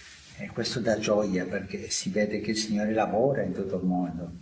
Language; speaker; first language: Italian; non-native, fluent; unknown